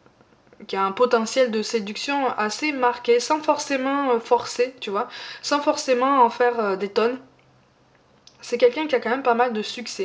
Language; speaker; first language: French; native; French